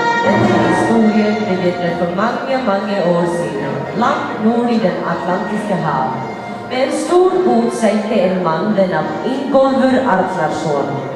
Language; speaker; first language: Norwegian; non-native, learner; Icelandic